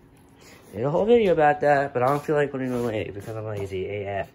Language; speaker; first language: English; native; English